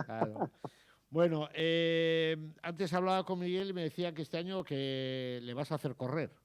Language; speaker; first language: Spanish; native; Spanish